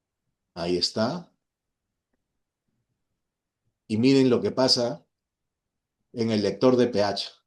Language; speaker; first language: Spanish; native; Spanish